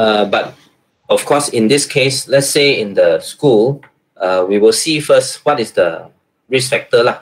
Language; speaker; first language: English; non-native, local second language; Malay